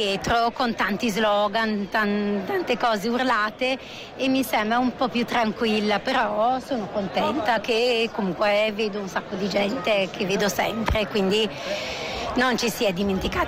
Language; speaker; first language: Italian; native; Italian